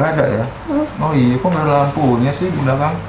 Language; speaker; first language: Indonesian; native; Indonesian